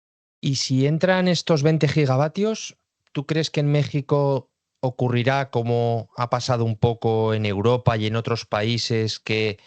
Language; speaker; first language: Spanish; native; Spanish